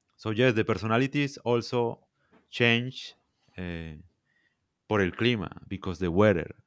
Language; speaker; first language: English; non-native, learner; Spanish